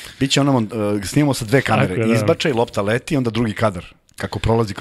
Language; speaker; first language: Serbian; native; Serbian